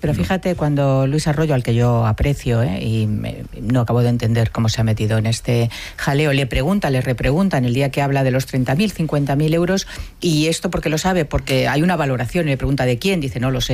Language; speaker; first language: Spanish; native; Spanish